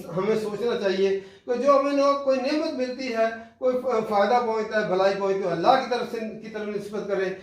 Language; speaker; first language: Urdu; non-native, local second language; Punjabi